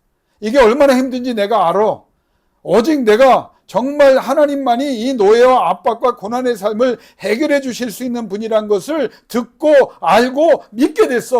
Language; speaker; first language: Korean; native; Korean